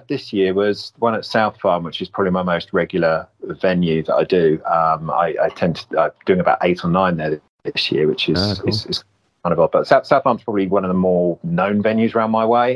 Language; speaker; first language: English; native; English